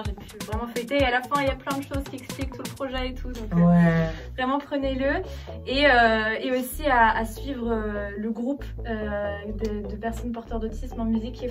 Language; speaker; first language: French; native; French